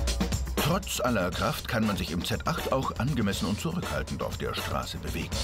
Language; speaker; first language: German; native; German